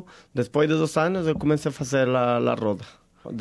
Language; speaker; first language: Portuguese; non-native, learner; Spanish